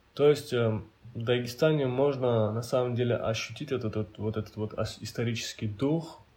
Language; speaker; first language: Russian; non-native, local second language; Avaric